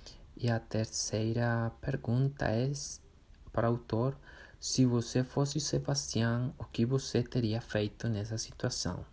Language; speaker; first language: Portuguese; non-native, learner; Spanish